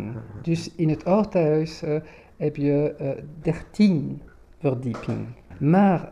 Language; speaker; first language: Dutch; non-native, local second language; French